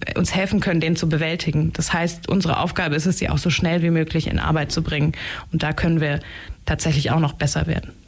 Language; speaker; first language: German; native; German